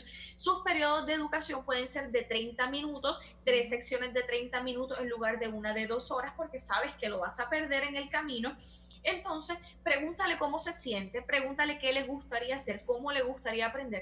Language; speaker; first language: Spanish; native; Spanish